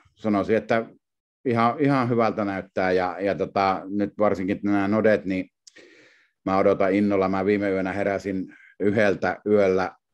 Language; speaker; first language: Finnish; native; Finnish